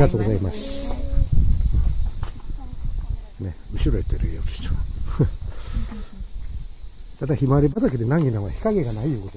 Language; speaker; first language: Japanese; native; Japanese